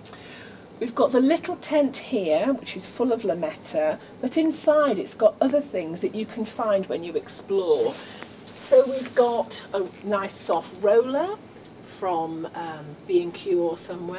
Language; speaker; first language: English; native; English